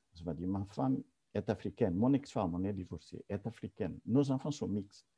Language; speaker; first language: French; non-native, fluent; Portuguese